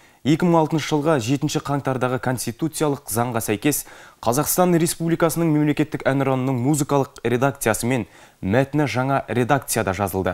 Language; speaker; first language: Kazakh; native; Kazakh